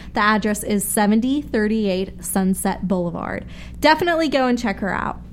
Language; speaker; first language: English; native; English